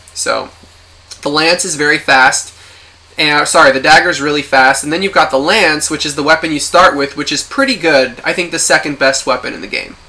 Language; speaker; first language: English; native; English